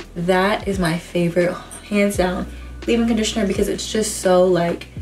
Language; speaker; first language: English; native; English